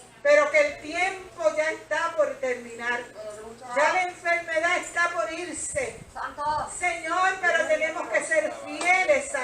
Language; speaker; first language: Spanish; native; Spanish